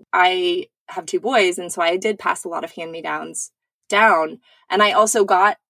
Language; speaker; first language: English; native; English